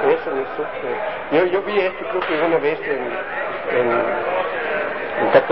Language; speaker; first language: Spanish; non-native, learner; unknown